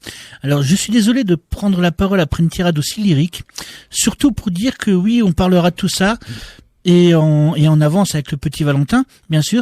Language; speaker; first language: French; native; French